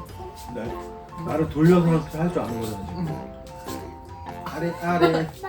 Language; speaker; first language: Korean; native; Korean